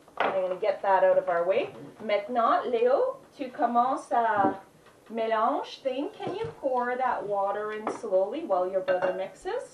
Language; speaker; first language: English; native; English